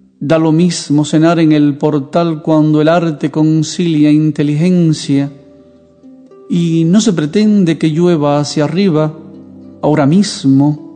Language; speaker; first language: Spanish; native; Spanish